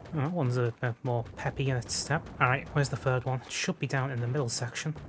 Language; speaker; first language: English; native; English